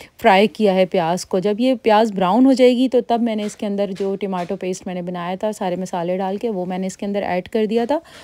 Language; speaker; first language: Urdu; native; Urdu